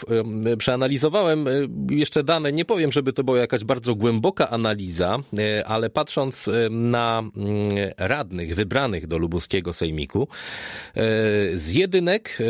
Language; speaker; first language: Polish; native; Polish